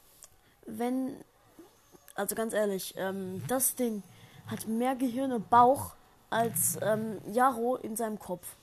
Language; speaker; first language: German; native; German